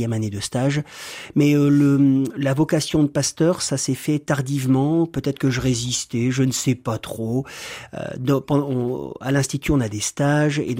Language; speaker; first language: French; native; French